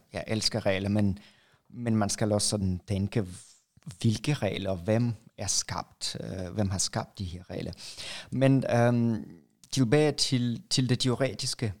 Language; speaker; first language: Danish; non-native, fluent; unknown